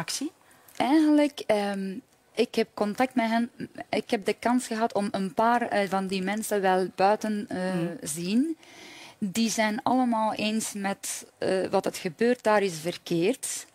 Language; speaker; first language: Dutch; non-native, fluent; Persian